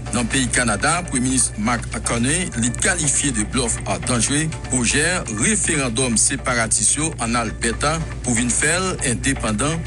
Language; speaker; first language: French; non-native, local second language; Haitian Creole